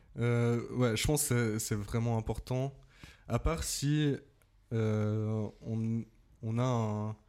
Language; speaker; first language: French; native; French